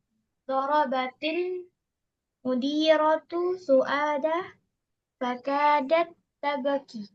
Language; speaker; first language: Arabic; non-native, learner; Indonesian